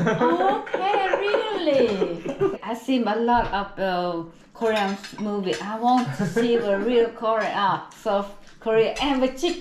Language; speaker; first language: English; non-native, learner; Swedish